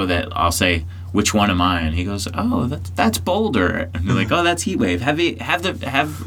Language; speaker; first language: English; native; English